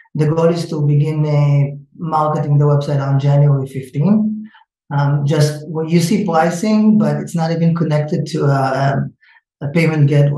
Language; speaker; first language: English; non-native, fluent; Hebrew